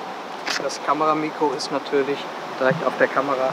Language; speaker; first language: German; native; German